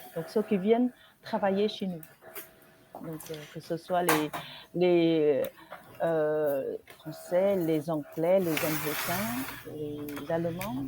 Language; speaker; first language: French; non-native, fluent; Vietnamese